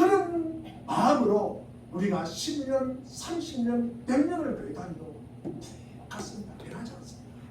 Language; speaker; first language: Korean; native; Korean